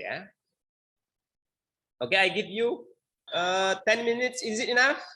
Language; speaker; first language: English; non-native, learner; Indonesian